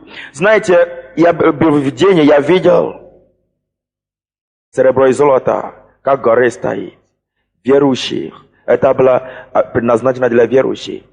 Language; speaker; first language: Russian; non-native, fluent; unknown